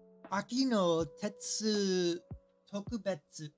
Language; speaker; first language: Japanese; non-native, learner; English